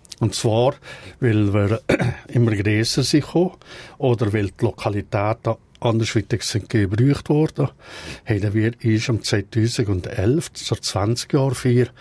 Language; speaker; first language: German; native; German